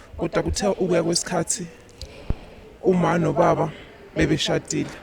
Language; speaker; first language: Zulu; non-native, local second language; Northern Sotho